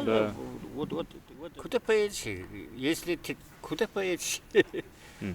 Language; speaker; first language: Russian; non-native, local second language; Kara-Kalpak